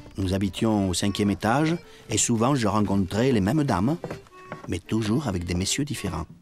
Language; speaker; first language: French; early bilingual, other home language; German